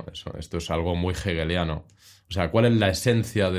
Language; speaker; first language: Spanish; native; Spanish